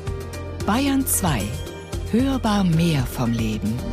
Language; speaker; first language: German; native; German